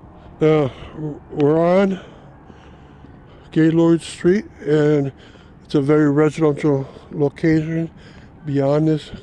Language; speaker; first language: English; native; English